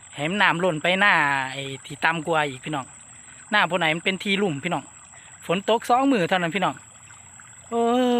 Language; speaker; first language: Thai; native; Thai